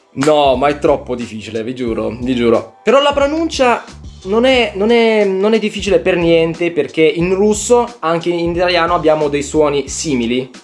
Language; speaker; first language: Italian; non-native, fluent; Russian